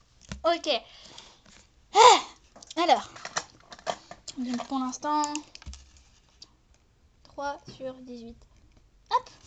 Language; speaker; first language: French; native; French